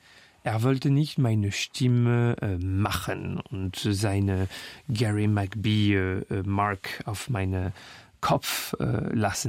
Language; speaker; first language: German; non-native, local second language; French